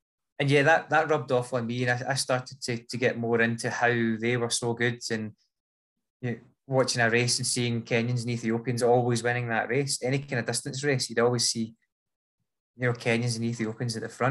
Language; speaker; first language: English; native; English